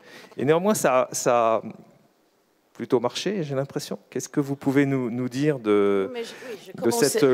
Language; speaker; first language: French; native; French